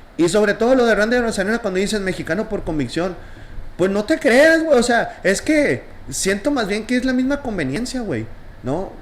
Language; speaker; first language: Spanish; native; Spanish